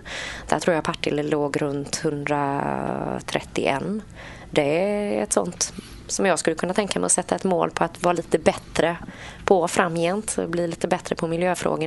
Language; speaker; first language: Swedish; native; Swedish